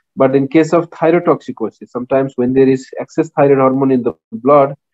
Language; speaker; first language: English; non-native, local second language; Nepali